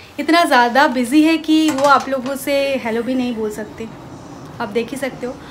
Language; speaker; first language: Hindi; non-native, local second language; Bangla